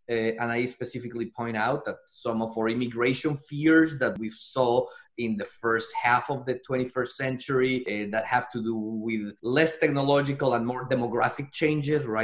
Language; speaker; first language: English; non-native, fluent; Spanish